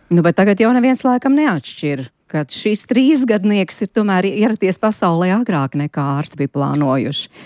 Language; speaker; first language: Latvian; native; Latvian